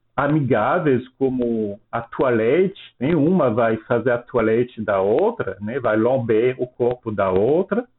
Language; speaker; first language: Portuguese; non-native, fluent; French